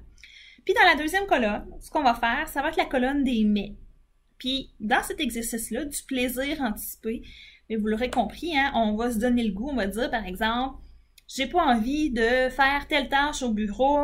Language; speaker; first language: French; native; French